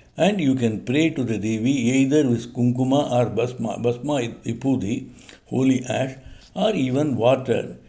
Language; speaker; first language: English; non-native, local second language; Tamil